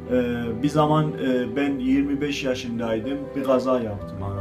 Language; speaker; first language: Turkish; non-native, learner; Azerbaijani